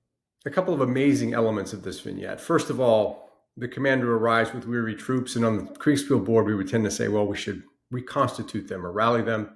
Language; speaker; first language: English; native; English